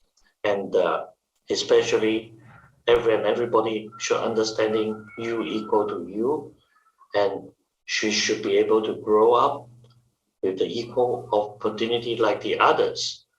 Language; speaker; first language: English; non-native, fluent; Chinese